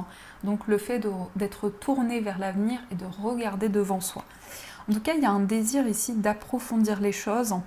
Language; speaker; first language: French; native; French